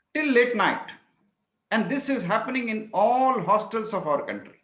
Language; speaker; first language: English; non-native, local second language; Hindi